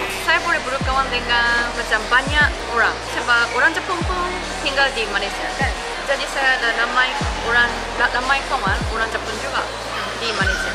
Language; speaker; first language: Indonesian; non-native, fluent; Japanese